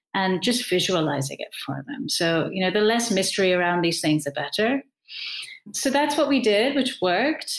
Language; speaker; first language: English; native; English